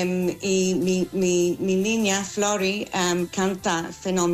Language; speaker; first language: Spanish; non-native, fluent; English